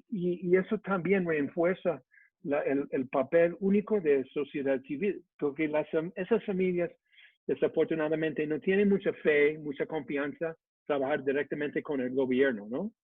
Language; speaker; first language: Spanish; non-native, fluent; English